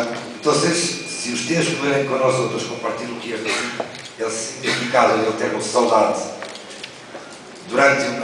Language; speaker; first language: Spanish; non-native, fluent; Portuguese